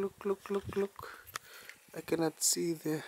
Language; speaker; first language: English; non-native, local second language; Filipino